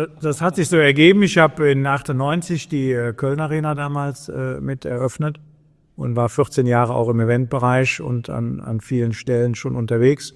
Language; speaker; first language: German; native; German